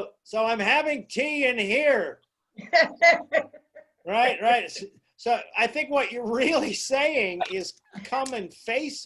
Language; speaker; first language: English; native; English